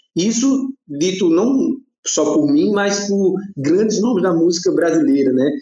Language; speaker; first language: Portuguese; native; Portuguese